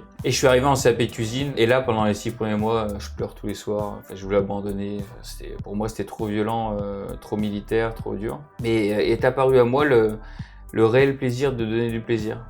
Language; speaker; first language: French; native; French